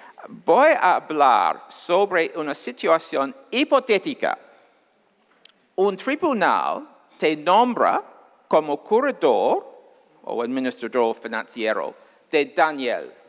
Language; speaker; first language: Spanish; non-native, fluent; English